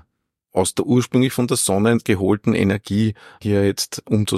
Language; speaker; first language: German; native; German